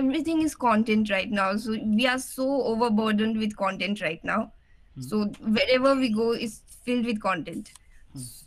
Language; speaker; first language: English; non-native, local second language; Nepali